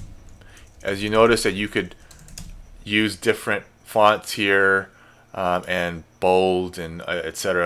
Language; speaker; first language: English; native; English